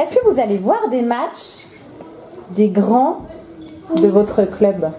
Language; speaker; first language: French; native; French